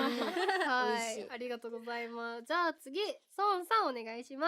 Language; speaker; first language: Japanese; native; Japanese